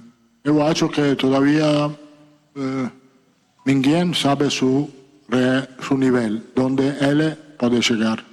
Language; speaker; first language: Portuguese; non-native, fluent; Italian